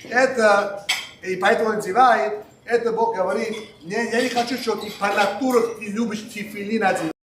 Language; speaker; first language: Russian; non-native, local second language; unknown